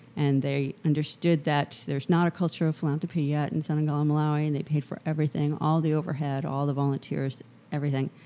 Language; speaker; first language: English; native; English